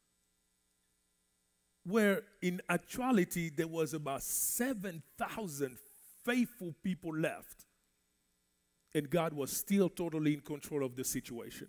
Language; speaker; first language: English; non-native, fluent; French